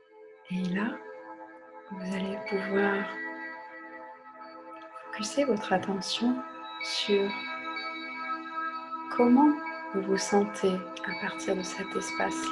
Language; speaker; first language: French; native; French